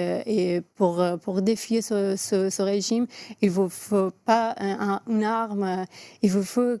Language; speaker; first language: French; non-native, fluent; Persian